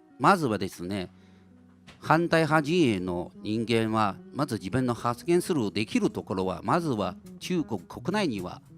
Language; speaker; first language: Japanese; non-native, fluent; Chinese